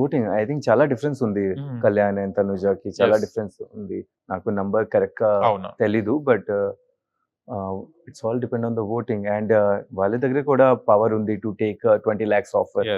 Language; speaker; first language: Telugu; non-native, local second language; Hindi